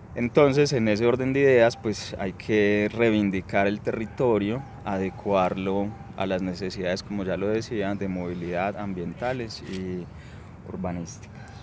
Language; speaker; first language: Spanish; native; Spanish